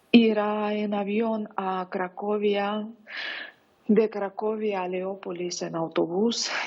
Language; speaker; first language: Spanish; non-native, fluent; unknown